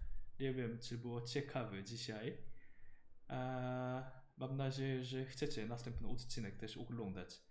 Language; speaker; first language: Polish; non-native, learner; Korean